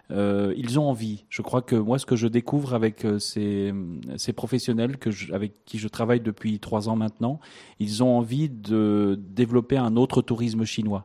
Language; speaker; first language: French; native; French